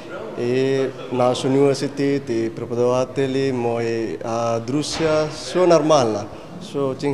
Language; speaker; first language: Russian; non-native, learner; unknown